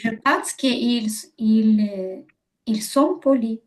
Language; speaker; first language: French; non-native, learner; Ukrainian